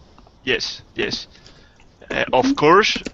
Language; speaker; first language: English; non-native, learner; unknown